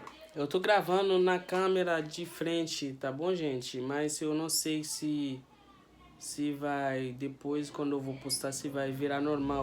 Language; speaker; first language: Portuguese; non-native, learner; Haitian Creole